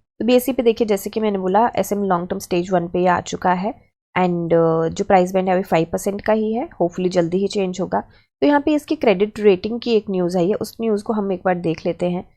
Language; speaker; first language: Hindi; native; Hindi